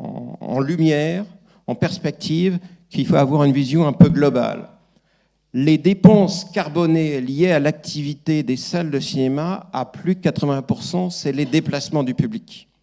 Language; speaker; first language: French; native; French